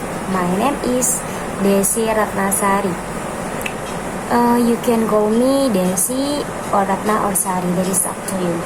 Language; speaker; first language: English; non-native, learner; Indonesian